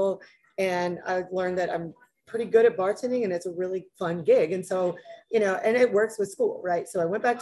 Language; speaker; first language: English; native; English